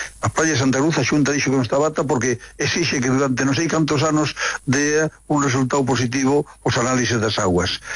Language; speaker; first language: Galician; native; Galician